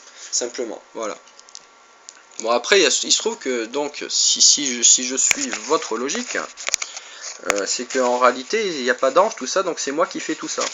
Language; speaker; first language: French; native; French